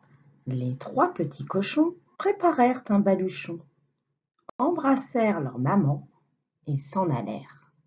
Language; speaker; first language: French; native; French